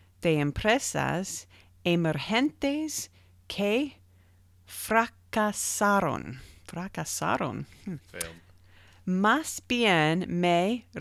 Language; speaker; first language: Spanish; non-native, learner; English